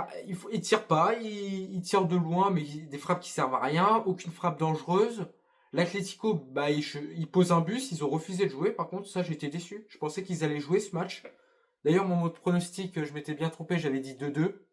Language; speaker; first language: French; native; French